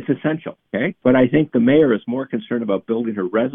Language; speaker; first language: English; native; English